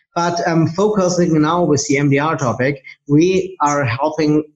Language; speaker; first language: English; non-native, fluent; German